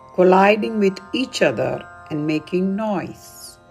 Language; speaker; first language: English; non-native, local second language; Tamil